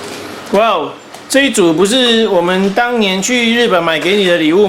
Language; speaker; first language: Chinese; native; Chinese